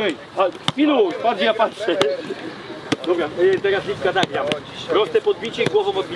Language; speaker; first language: Polish; native; Polish